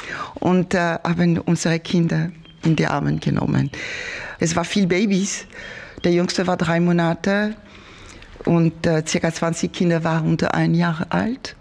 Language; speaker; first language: German; non-native, fluent; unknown